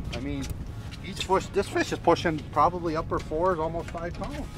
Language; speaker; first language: English; native; English